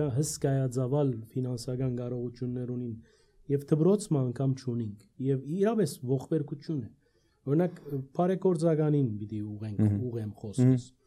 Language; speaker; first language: Armenian; early bilingual, heritage; Armenian